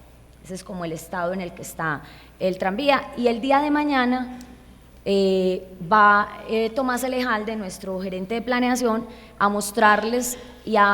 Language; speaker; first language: Spanish; native; Spanish